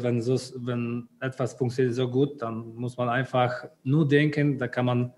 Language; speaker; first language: German; non-native, fluent; Polish